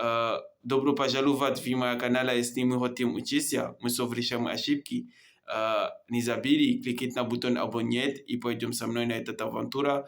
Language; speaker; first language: Russian; non-native, learner; Comorian